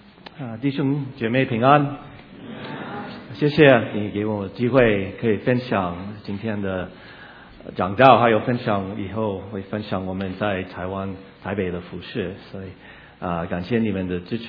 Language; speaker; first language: Chinese; non-native, learner; English